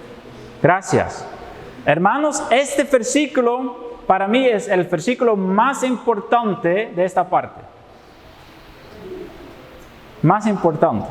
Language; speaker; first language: Spanish; non-native, fluent; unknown